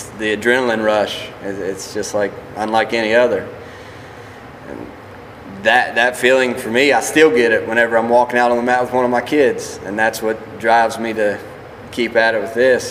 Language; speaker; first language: English; native; English